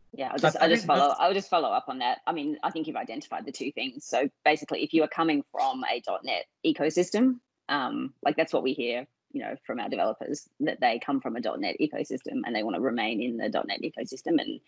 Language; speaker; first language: English; native; English